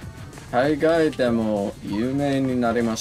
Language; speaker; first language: Japanese; non-native, learner; English